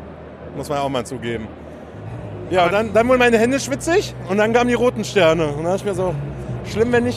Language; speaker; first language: German; native; German